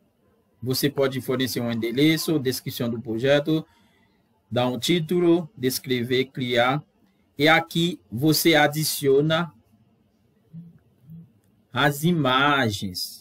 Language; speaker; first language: Portuguese; non-native, fluent; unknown